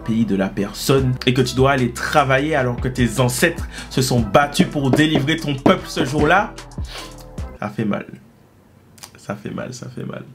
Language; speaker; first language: French; native; French